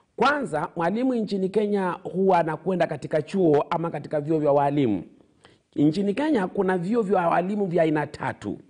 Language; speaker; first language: Swahili; non-native, local second language; Luyia